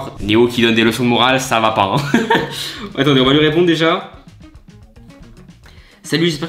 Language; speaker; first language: French; native; French